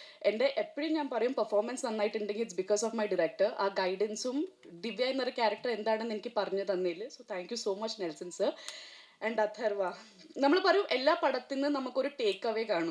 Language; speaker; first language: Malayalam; early bilingual, heritage; Malayalam